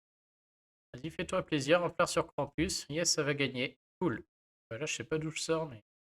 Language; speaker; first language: French; native; French